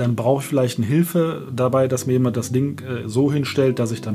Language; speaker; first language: German; native; German